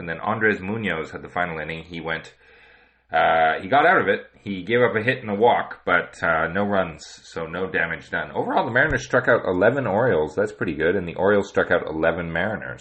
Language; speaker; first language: English; native; English